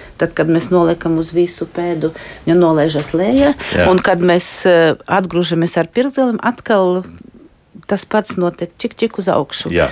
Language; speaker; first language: Latvian; non-native, local second language; Russian